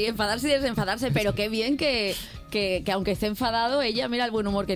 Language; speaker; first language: Spanish; native; Spanish